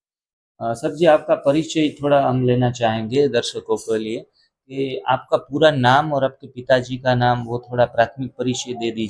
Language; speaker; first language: Hindi; non-native, local second language; Gujarati